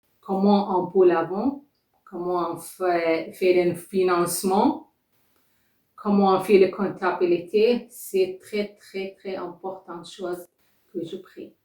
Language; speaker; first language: French; non-native, learner; Arabic